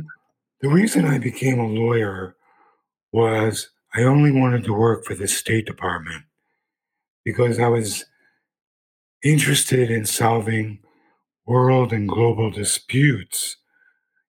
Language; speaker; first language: English; native; English